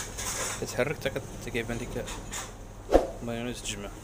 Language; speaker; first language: Arabic; native; Arabic